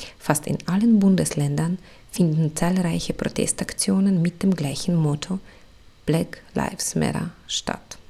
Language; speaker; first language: German; non-native, fluent; Russian